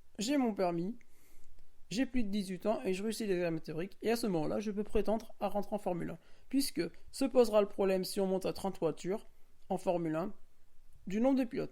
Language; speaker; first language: French; native; French